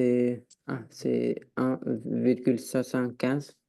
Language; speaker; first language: French; native; French